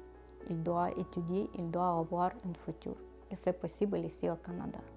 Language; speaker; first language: French; non-native, learner; Ukrainian